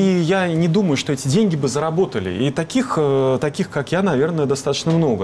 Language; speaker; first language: Russian; native; Russian